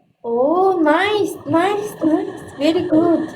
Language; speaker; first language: English; non-native, learner; Turkish